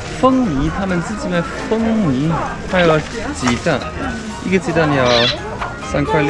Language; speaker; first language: Chinese; non-native, fluent; German